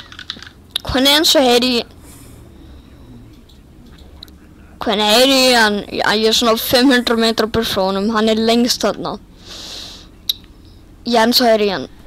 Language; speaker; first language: Icelandic; early bilingual, heritage; Icelandic